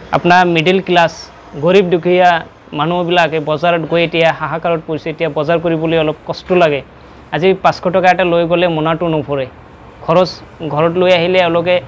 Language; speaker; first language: Assamese; non-native, local second language; Bangla